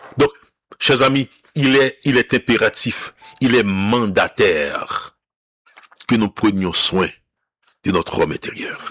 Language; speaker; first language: French; non-native, local second language; Haitian Creole